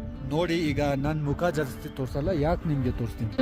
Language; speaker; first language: Kannada; non-native, local second language; Ladakhi